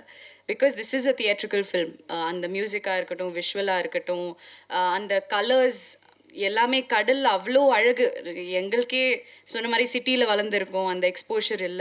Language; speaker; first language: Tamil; non-native, local second language; Malayalam